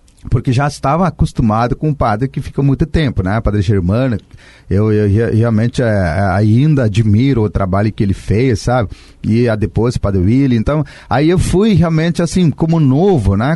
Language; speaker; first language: Portuguese; non-native, fluent; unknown